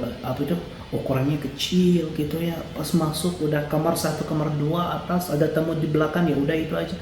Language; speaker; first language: Indonesian; non-native, fluent; Arabic